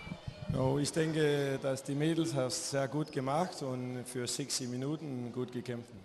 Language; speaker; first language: German; non-native, fluent; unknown